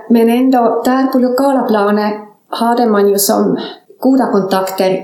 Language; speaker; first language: Swedish; non-native, fluent; Estonian